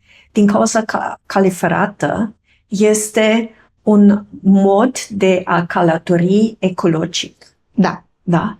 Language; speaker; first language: Romanian; non-native, fluent; German